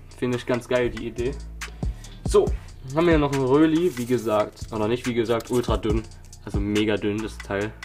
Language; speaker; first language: German; native; German